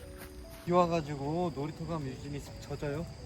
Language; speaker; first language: Korean; native; Korean